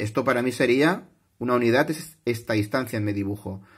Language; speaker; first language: Spanish; non-native, local second language; Catalan